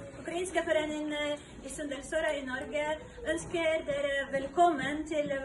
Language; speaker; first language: Norwegian; non-native, learner; Ukrainian